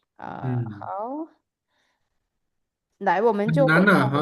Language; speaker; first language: Chinese; non-native, learner; Indonesian